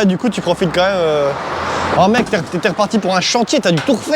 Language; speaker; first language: French; native; French